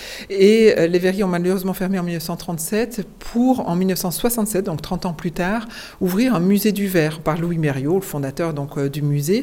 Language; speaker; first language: French; native; French